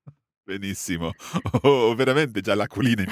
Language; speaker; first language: Italian; non-native, fluent; English